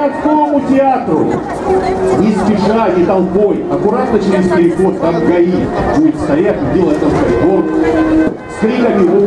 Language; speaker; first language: Russian; native; Russian